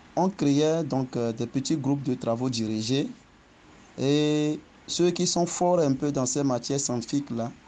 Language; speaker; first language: French; non-native, local second language; Ewe